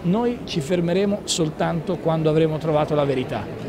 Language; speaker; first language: Italian; native; Italian